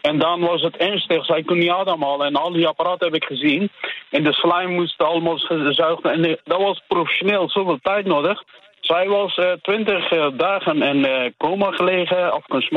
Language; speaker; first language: Dutch; non-native, fluent; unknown